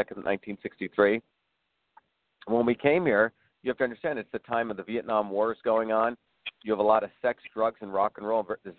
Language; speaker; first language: English; early bilingual, other home language; Tamil